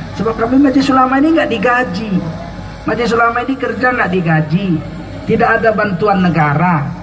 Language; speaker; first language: Indonesian; native; Indonesian